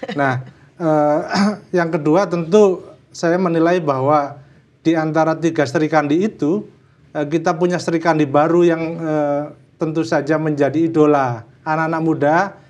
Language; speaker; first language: Indonesian; native; Indonesian